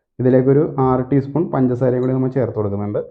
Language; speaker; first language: Malayalam; native; Malayalam